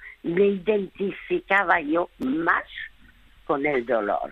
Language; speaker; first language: Spanish; early bilingual, other home language; French